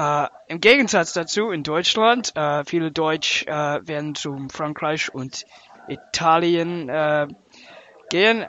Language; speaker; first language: German; non-native, learner; English